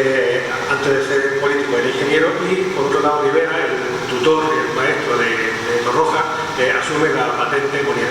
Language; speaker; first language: Spanish; native; Spanish